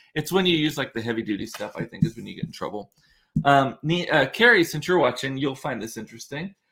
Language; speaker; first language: English; native; English